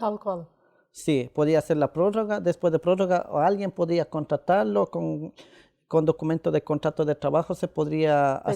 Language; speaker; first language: Spanish; non-native, local second language; Quechua